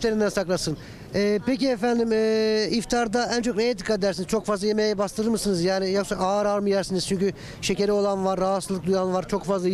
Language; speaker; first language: Turkish; native; Turkish